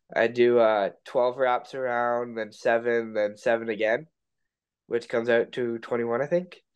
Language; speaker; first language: English; native; English